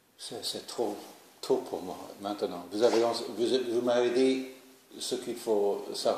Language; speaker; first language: French; non-native, learner; English